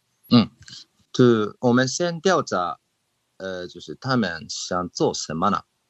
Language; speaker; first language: Chinese; non-native, fluent; Japanese